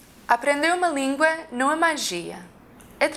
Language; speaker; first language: Portuguese; non-native, fluent; English